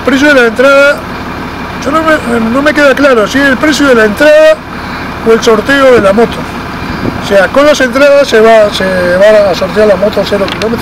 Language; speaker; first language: Spanish; native; Spanish